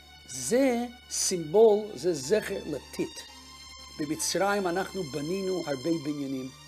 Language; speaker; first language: Hebrew; non-native, fluent; Russian